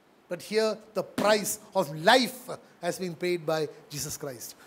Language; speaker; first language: English; non-native, local second language; Malayalam